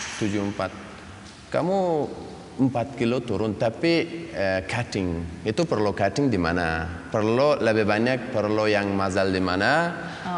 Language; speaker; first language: Indonesian; non-native, learner; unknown